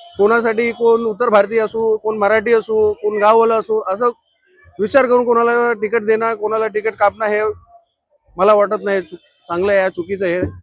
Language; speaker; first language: Marathi; non-native, local second language; Hindi